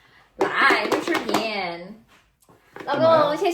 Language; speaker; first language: Chinese; non-native, learner; Filipino